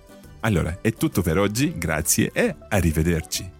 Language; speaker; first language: Italian; non-native, fluent; English